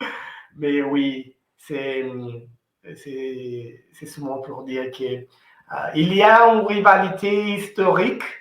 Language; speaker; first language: French; non-native, fluent; Italian